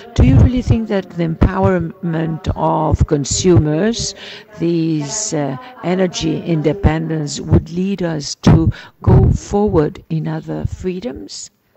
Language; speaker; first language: English; non-native, fluent; Spanish